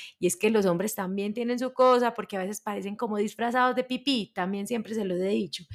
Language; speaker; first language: Spanish; native; Spanish